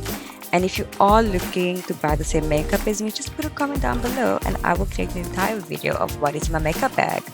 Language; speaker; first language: English; native; English